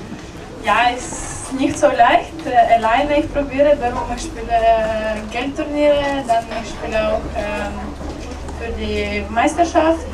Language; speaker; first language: German; non-native, learner; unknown